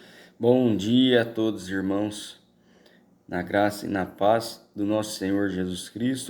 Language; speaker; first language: Portuguese; native; Portuguese